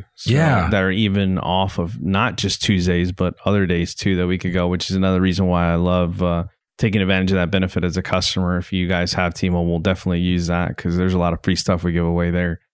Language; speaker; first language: English; native; English